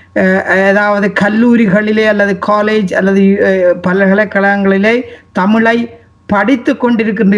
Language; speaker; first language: Tamil; native; Tamil